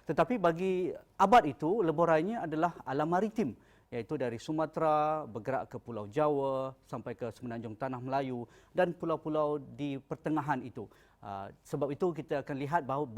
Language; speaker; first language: Malay; native; Malay